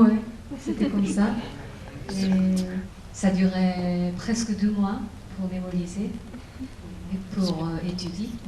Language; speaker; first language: French; non-native, learner; Japanese